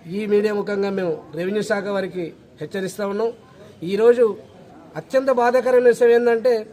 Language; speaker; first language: Telugu; native; Telugu